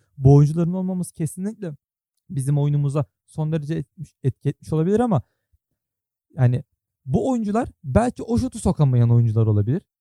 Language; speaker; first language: Turkish; native; Turkish